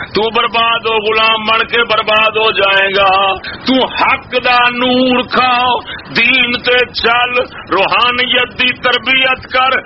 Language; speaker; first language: Urdu; native; Urdu